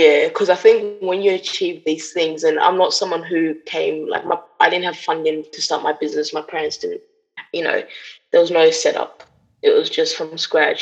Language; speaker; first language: English; native; English